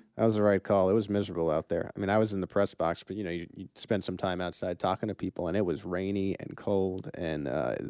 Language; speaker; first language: English; native; English